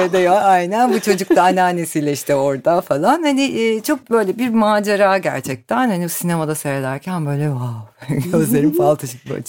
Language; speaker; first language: Turkish; native; Turkish